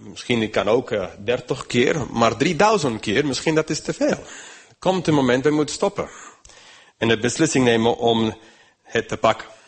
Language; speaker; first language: Dutch; non-native, fluent; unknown